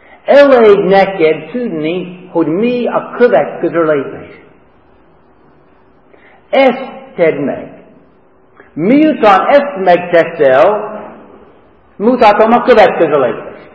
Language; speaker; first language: Hungarian; non-native, learner; English